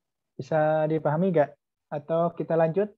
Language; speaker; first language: Indonesian; native; Indonesian